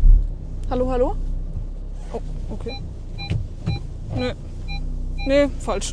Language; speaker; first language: German; native; German